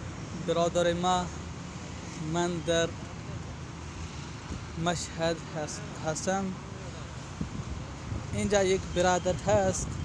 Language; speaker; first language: Persian; non-native, fluent; Urdu